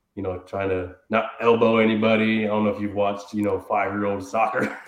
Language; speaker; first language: English; native; English